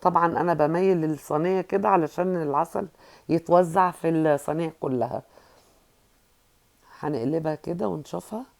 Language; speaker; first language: Arabic; native; Arabic